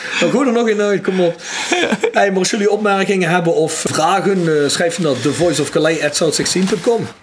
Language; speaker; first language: Dutch; native; Dutch